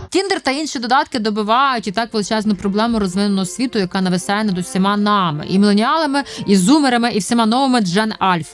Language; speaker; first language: Ukrainian; native; Ukrainian